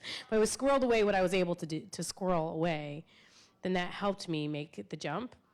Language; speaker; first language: English; native; English